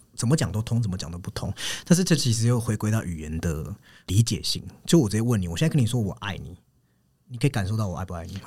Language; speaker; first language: Chinese; native; Chinese